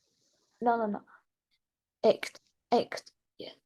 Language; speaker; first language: English; non-native, learner; Chinese